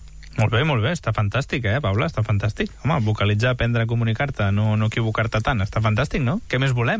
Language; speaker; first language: Catalan; native; Catalan